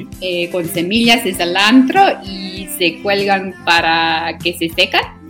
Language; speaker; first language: Spanish; non-native, learner; Afrikaans